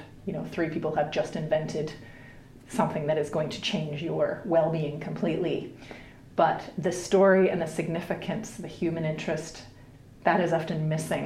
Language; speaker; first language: English; native; English